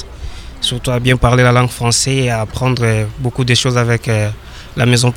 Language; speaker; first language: French; non-native, local second language; Lingala